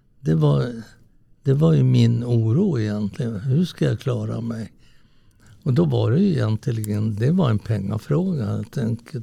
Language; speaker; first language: Swedish; early bilingual, other home language; Italian